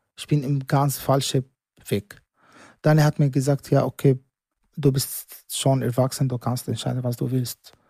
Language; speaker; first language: German; non-native, learner; Arabic